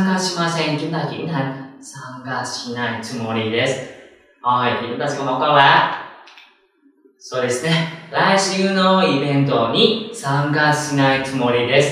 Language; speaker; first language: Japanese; non-native, fluent; Vietnamese